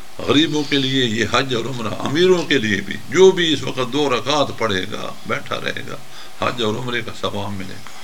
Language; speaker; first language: Urdu; non-native, local second language; Punjabi